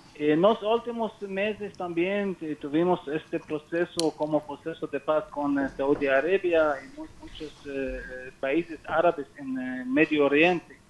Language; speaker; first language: Spanish; non-native, learner; Hebrew